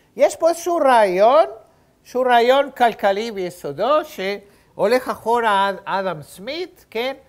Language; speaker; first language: Hebrew; native; Hebrew